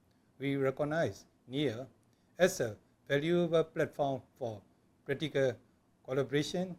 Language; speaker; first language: English; non-native, local second language; Burmese